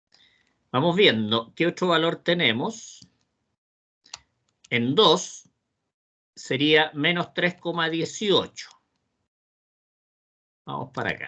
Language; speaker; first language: Spanish; native; Spanish